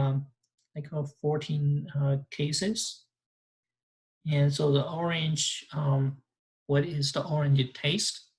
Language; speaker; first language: English; non-native, fluent; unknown